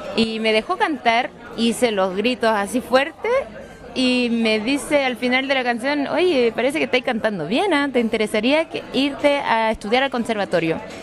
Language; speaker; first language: Spanish; early bilingual, heritage; Spanish